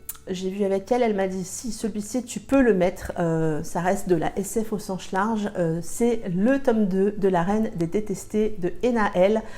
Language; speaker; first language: French; native; French